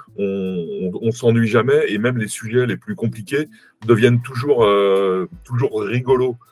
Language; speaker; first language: French; native; French